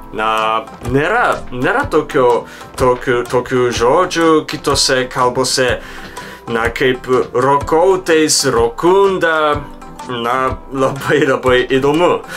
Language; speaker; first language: Lithuanian; non-native, fluent; Japanese